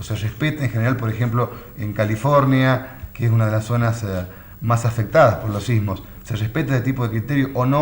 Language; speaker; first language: Spanish; native; Spanish